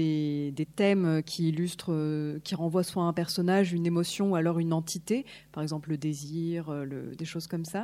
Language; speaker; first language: French; native; French